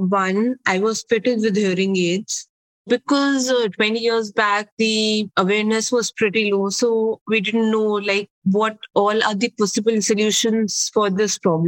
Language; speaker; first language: English; non-native, local second language; Hindi